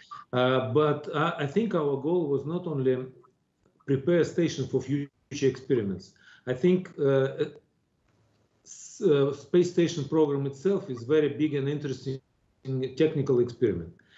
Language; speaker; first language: English; non-native, fluent; Russian